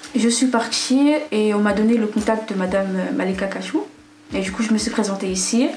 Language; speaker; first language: French; non-native, local second language; Arabic